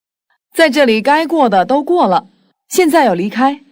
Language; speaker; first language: Chinese; non-native, fluent; Korean